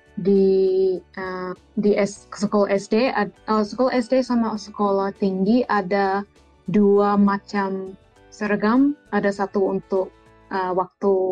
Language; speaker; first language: Indonesian; early bilingual, heritage; Indonesian